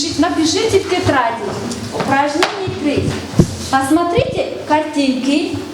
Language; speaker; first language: Russian; non-native, fluent; Mongolian